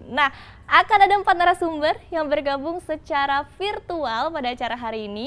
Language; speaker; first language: Indonesian; native; Indonesian